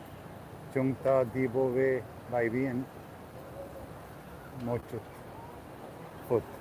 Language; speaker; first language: Vietnamese; non-native, learner; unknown